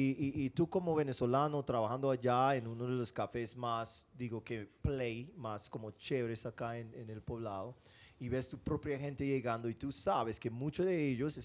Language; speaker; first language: Spanish; non-native, fluent; English